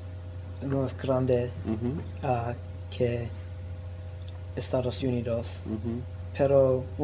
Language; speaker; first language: Spanish; non-native, learner; English